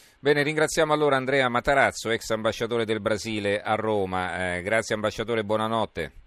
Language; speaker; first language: Italian; native; Italian